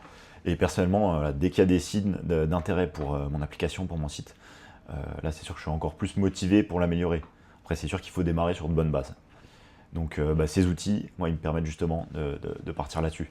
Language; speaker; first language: French; native; French